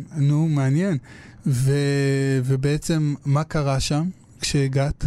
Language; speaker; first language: Hebrew; native; Hebrew